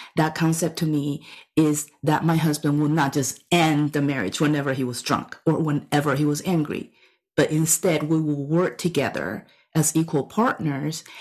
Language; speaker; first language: English; non-native, fluent; Chinese